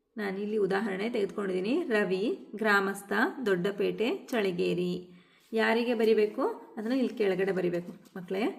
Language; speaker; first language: Kannada; native; Kannada